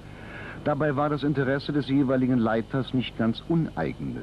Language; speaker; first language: German; native; German